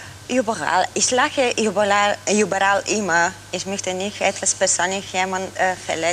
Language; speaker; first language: German; non-native, fluent; Bulgarian